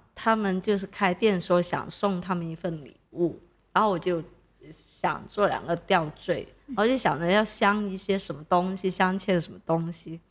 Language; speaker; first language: Chinese; non-native, local second language; Cantonese